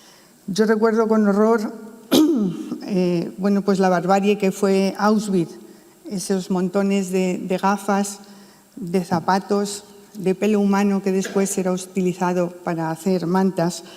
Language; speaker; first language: Spanish; native; Spanish